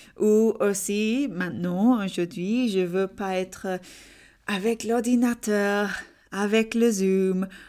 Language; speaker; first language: French; non-native, learner; English